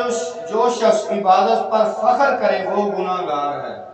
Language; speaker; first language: Urdu; non-native, local second language; Punjabi